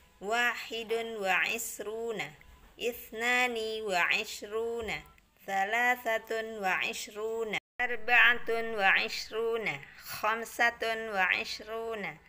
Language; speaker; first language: Arabic; non-native, fluent; Indonesian